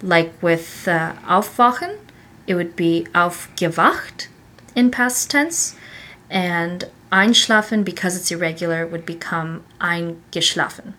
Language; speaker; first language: German; non-native, learner; English